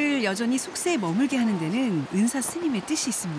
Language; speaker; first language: Korean; native; Korean